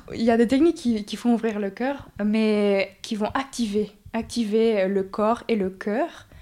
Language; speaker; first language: French; early bilingual, other home language; Spanish